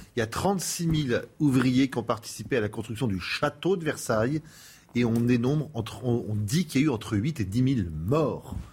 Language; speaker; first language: French; non-native, fluent; English